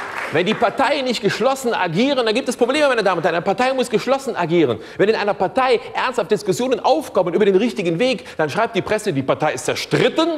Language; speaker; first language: German; native; German